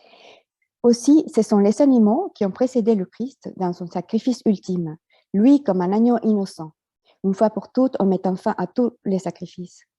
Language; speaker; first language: French; non-native, fluent; Spanish